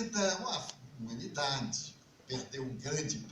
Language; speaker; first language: Portuguese; native; Portuguese